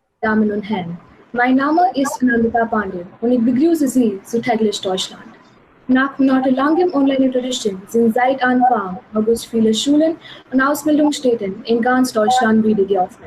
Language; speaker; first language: German; non-native, learner; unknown